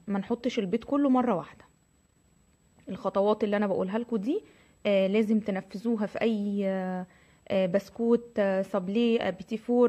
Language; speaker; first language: Arabic; native; Arabic